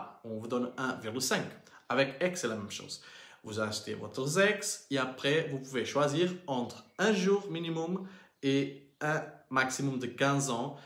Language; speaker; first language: French; non-native, learner; Portuguese